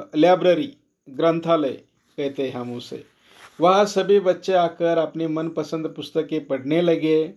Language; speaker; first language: Hindi; non-native, local second language; Marathi